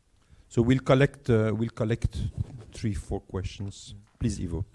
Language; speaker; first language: English; non-native, fluent; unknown